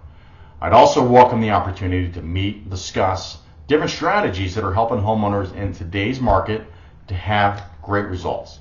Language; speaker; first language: English; native; English